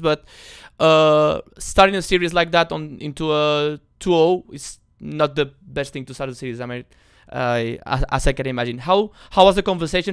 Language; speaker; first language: English; non-native, fluent; Spanish